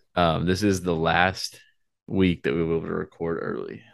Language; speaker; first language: English; native; English